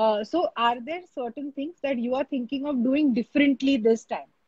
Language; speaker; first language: English; non-native, local second language; Marathi